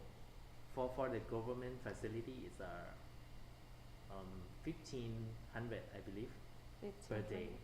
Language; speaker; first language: English; non-native, fluent; Thai